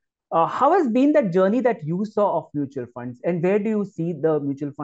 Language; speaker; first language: English; non-native, local second language; Marathi